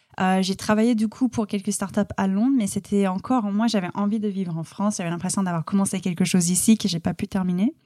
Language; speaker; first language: French; non-native, fluent; English